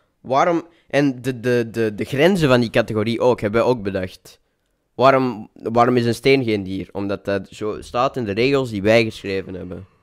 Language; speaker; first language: Dutch; native; Dutch